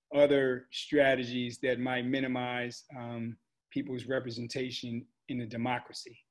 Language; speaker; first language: English; native; English